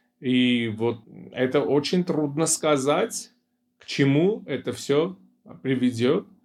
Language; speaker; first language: Russian; non-native, local second language; Armenian